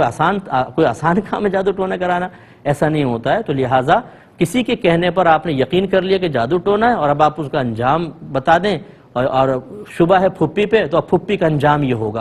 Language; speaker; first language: Urdu; native; Urdu